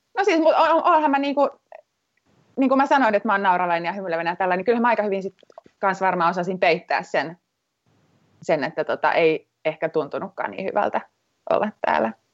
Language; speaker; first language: Finnish; native; Finnish